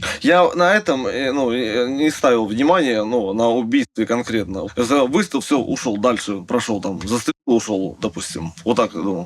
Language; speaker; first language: Russian; native; Russian